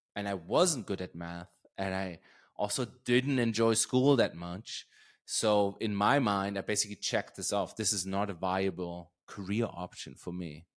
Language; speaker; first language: English; non-native, fluent; German